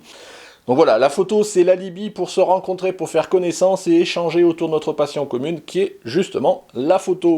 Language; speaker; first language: French; native; French